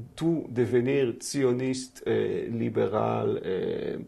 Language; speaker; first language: French; non-native, fluent; Hebrew